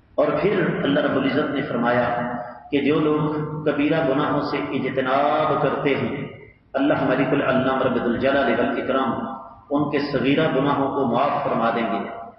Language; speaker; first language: Urdu; non-native, local second language; Punjabi